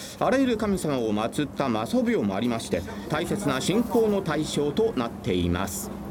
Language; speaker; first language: Japanese; native; Japanese